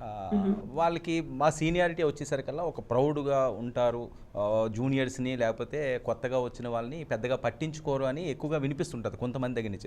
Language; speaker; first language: Telugu; native; Telugu